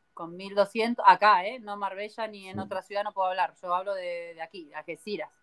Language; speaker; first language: Spanish; native; Spanish